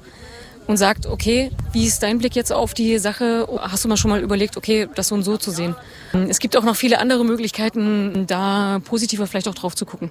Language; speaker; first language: German; native; German